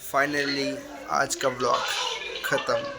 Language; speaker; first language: Hindi; non-native, local second language; Gujarati